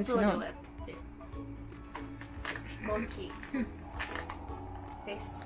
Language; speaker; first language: Japanese; native; Japanese